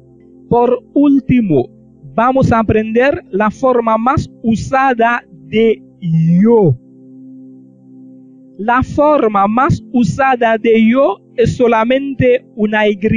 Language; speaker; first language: Spanish; non-native, fluent; Haitian Creole